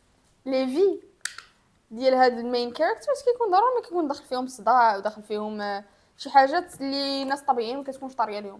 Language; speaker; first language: Arabic; native; Arabic